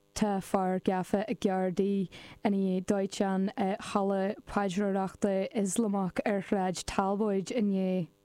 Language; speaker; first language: Irish; native; Irish